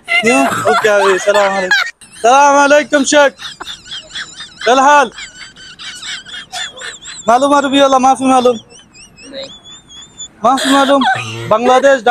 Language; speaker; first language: Arabic; non-native, learner; Bangla